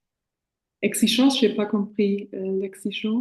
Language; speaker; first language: French; non-native, fluent; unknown